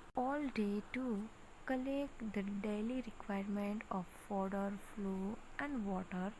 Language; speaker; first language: English; non-native, local second language; Gujarati